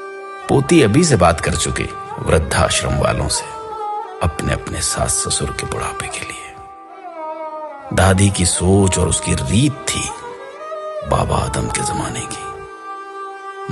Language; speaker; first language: Hindi; native; Hindi